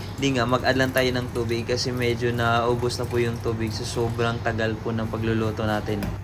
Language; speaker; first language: Filipino; non-native, local second language; Cebuano